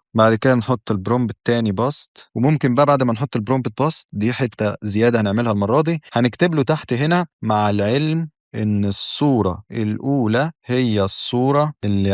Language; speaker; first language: Arabic; native; Arabic